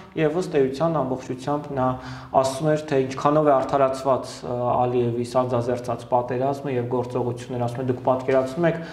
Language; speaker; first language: Armenian; native; Armenian